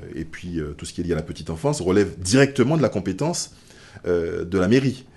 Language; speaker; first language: French; native; French